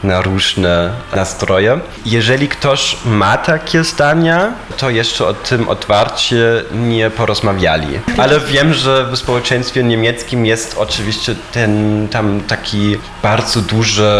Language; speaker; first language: Polish; non-native, fluent; German